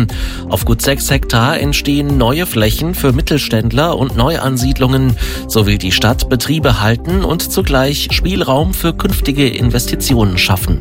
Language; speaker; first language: German; native; German